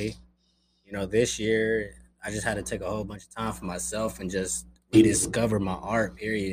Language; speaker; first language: English; early bilingual, other home language; Spanish